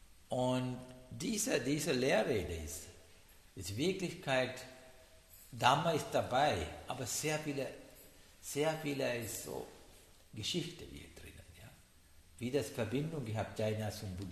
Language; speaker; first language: German; non-native, learner; Sinhala